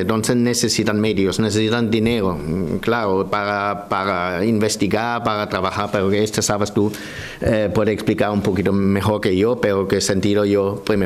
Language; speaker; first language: Spanish; non-native, learner; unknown